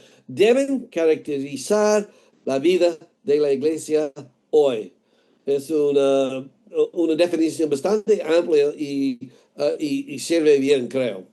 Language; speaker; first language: Spanish; non-native, fluent; English